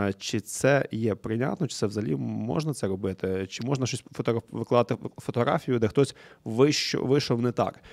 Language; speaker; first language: Ukrainian; native; Ukrainian